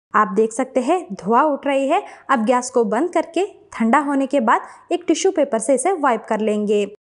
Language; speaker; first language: Hindi; non-native, local second language; Kannada